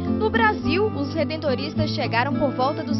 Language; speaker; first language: Portuguese; native; Portuguese